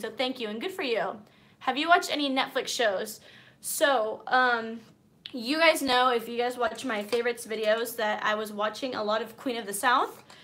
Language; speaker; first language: English; early bilingual, other home language; Spanish